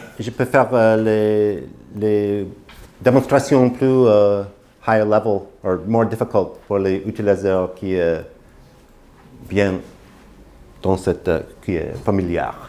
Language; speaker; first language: French; non-native, learner; English